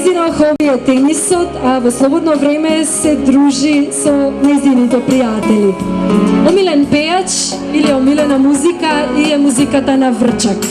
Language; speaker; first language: Macedonian; native; Macedonian